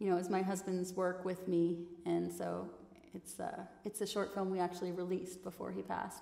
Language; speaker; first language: English; native; English